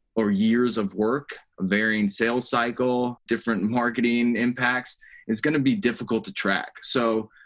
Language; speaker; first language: English; native; English